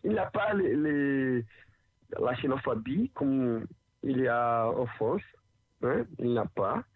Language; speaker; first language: French; non-native, learner; Portuguese